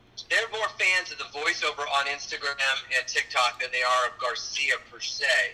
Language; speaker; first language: English; early bilingual, other home language; Spanish